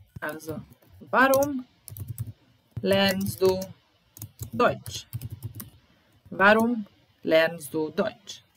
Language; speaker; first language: German; non-native, fluent; Serbian